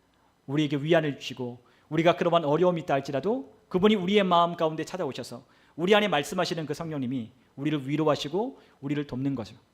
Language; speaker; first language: Korean; native; Korean